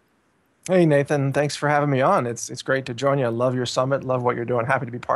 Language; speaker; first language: English; native; English